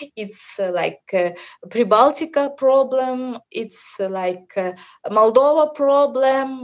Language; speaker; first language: English; non-native, learner; Russian